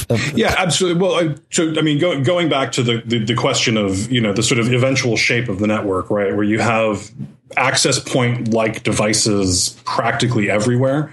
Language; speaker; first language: English; native; English